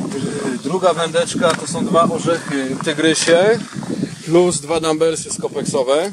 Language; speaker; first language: Polish; native; Polish